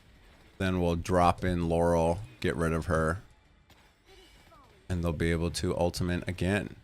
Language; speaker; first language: English; native; English